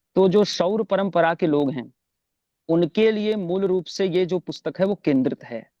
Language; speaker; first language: Hindi; native; Hindi